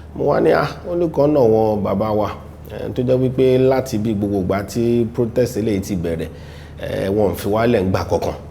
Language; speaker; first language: Yoruba; native; Yoruba